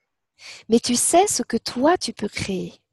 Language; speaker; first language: French; native; French